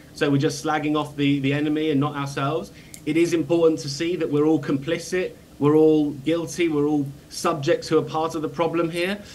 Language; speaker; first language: English; native; English